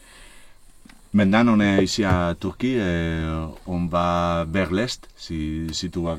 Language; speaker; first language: French; non-native, learner; Spanish